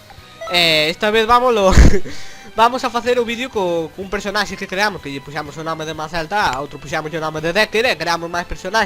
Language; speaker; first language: Galician; non-native, local second language; Spanish